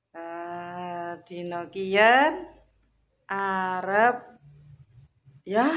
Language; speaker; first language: Indonesian; non-native, local second language; Javanese